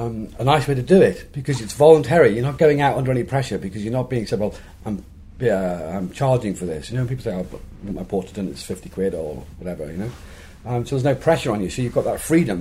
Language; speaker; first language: English; native; English